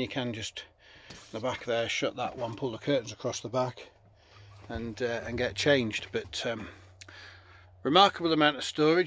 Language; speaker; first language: English; native; English